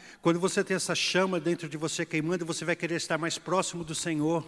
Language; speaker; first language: Portuguese; native; Portuguese